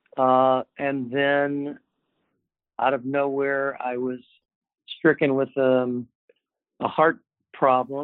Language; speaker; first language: English; native; English